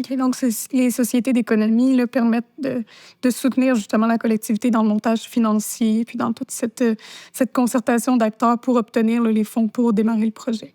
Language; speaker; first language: French; native; French